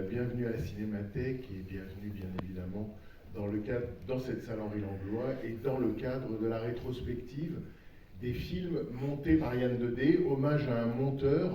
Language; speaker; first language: French; native; French